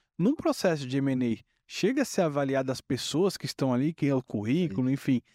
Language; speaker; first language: Portuguese; native; Portuguese